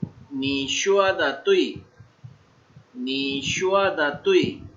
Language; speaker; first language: Chinese; non-native, fluent; Urdu